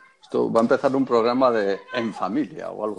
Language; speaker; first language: Spanish; native; Spanish